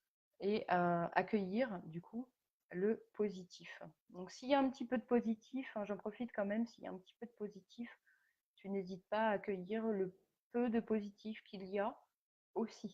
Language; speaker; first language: French; native; French